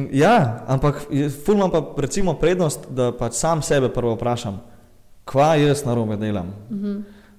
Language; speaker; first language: Slovenian; early bilingual, other home language; Bosnian